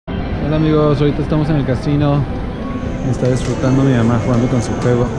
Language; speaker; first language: Spanish; early bilingual, heritage; Spanish